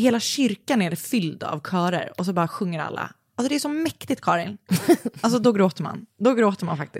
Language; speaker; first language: Swedish; native; Swedish